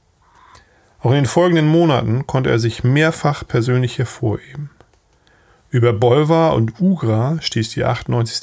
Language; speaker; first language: German; native; German